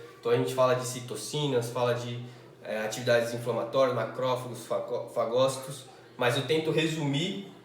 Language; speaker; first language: Portuguese; native; Portuguese